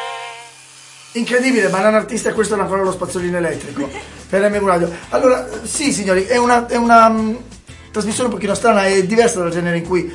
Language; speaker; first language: Italian; native; Italian